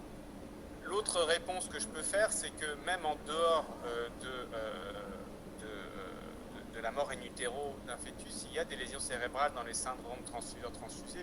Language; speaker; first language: French; native; French